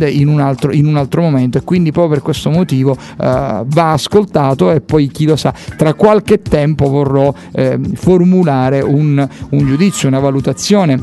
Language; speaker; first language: Italian; native; Italian